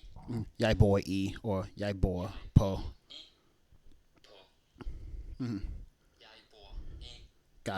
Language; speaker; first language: Danish; non-native, learner; English